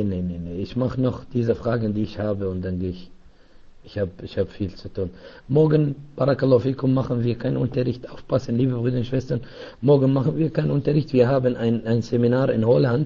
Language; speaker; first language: German; non-native, fluent; Arabic